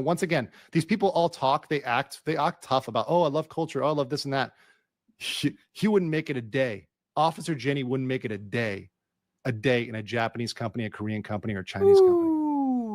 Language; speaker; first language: English; native; English